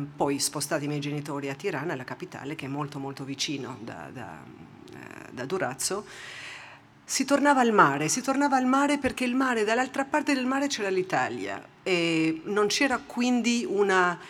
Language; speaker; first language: Italian; non-native, local second language; Albanian